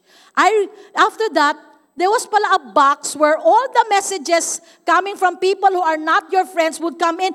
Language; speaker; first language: English; non-native, local second language; Cebuano